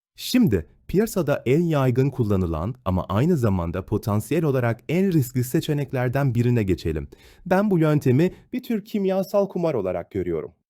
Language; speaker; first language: Turkish; native; Turkish